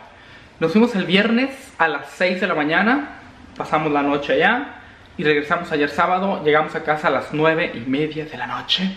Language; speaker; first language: Spanish; native; Spanish